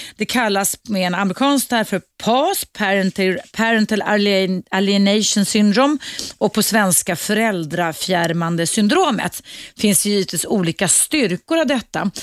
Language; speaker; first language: Swedish; native; Swedish